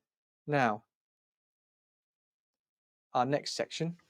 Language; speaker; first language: English; native; English